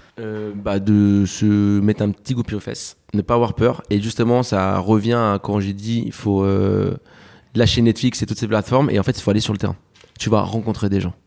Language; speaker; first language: French; early bilingual, other home language; Spanish